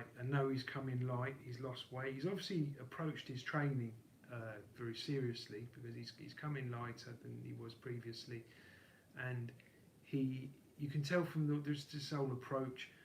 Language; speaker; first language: English; native; English